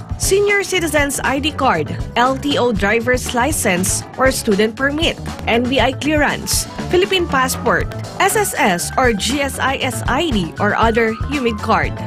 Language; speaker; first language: English; non-native, local second language; Filipino